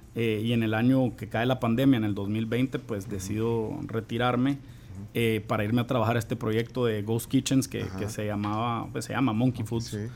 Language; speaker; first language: Spanish; native; Spanish